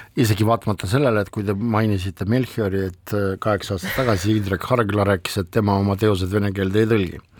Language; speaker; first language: Estonian; non-native, local second language; Russian